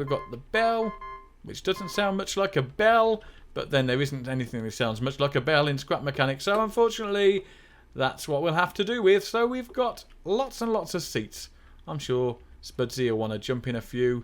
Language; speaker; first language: English; native; English